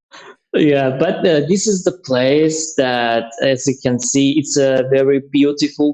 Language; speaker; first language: English; non-native, learner; Persian